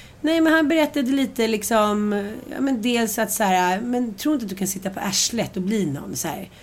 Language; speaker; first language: Swedish; native; Swedish